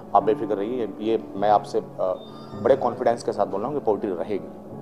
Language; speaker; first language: Hindi; native; Hindi